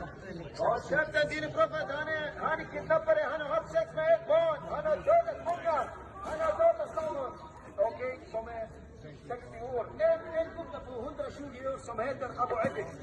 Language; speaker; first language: Swedish; non-native, fluent; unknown